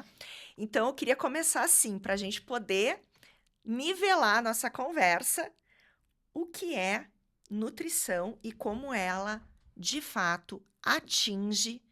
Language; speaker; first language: Portuguese; native; Portuguese